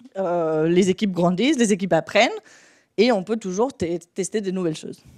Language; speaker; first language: French; non-native, fluent; Spanish